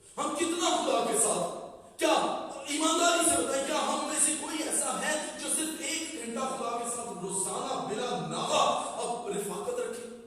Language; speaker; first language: Urdu; non-native, local second language; Punjabi